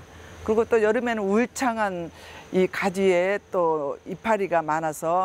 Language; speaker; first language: Korean; native; Korean